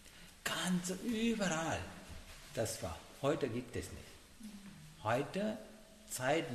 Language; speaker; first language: German; non-native, learner; Sinhala